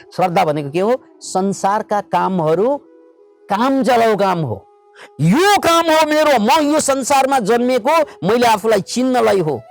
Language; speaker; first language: Nepali; native; Nepali